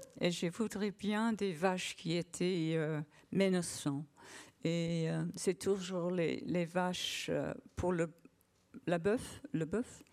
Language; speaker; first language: French; non-native, learner; English